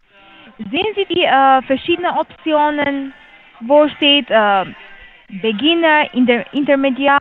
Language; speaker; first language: German; non-native, learner; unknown